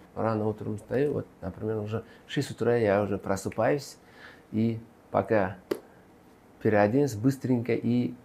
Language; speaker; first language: Russian; non-native, local second language; Uzbek